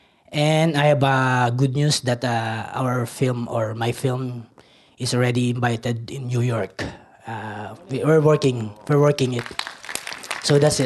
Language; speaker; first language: English; non-native, local second language; Filipino